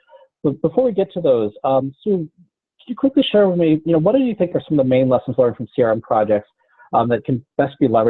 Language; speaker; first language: English; native; English